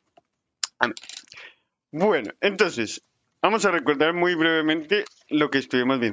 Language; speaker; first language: Spanish; native; Spanish